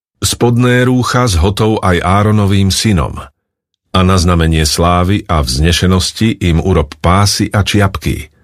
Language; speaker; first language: Slovak; native; Slovak